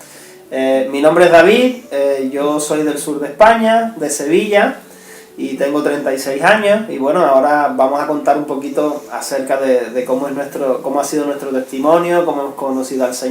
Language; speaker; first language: Spanish; native; Spanish